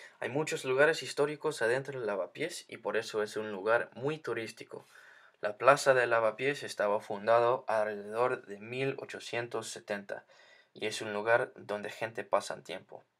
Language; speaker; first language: Spanish; non-native, learner; English